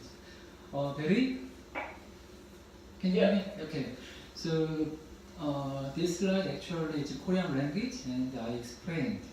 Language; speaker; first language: English; non-native, learner; Korean